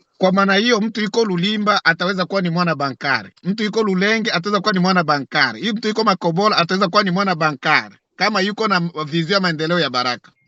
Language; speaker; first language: Swahili; native; Swahili